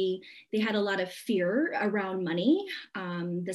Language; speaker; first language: English; non-native, local second language; Cantonese